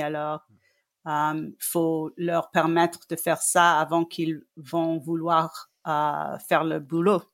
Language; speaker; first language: French; non-native, fluent; English